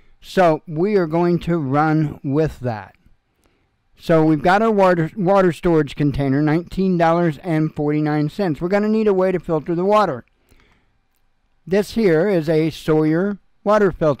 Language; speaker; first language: English; native; English